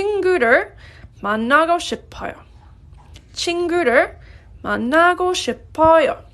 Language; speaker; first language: Korean; non-native, fluent; English